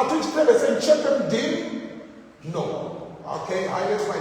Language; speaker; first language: Romanian; non-native, learner; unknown